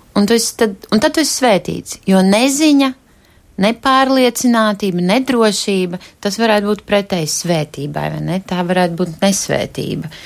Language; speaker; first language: Latvian; native; Latvian